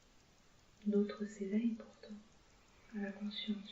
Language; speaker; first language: French; native; French